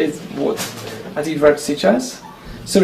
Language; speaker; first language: Russian; non-native, learner; English